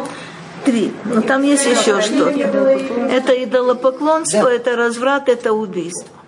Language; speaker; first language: Russian; native; Russian